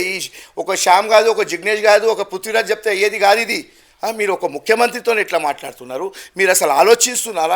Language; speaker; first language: Telugu; non-native, local second language; Gujarati